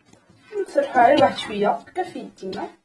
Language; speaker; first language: Arabic; native; Arabic